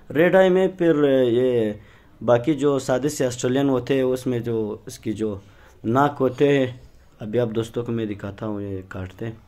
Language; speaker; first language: Urdu; non-native, local second language; Pashto